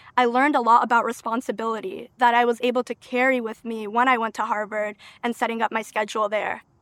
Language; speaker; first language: English; early bilingual, other home language; Albanian